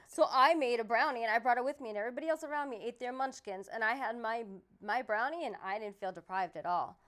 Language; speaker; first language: English; native; English